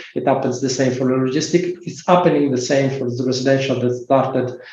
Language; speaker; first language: English; non-native, fluent; Italian